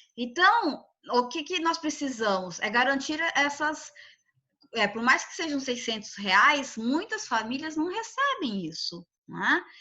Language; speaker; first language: Portuguese; native; Portuguese